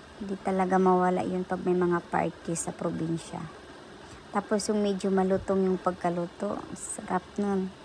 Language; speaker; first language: Filipino; non-native, local second language; Cebuano